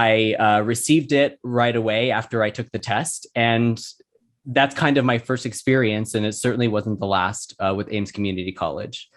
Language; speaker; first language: English; native; English